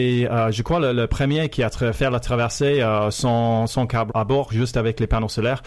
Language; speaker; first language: French; non-native, fluent; English